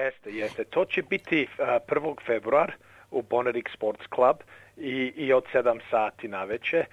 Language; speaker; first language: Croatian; early bilingual, heritage; English